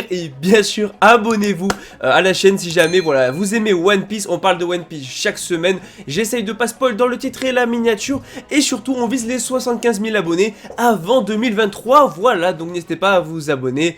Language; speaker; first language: French; native; French